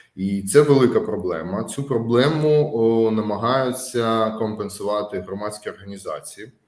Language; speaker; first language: Ukrainian; native; Ukrainian